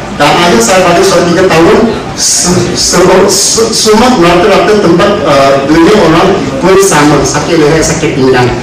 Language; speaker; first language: Malay; non-native, local second language; Chinese